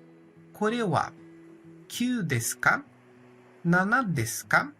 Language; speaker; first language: Japanese; non-native, learner; Portuguese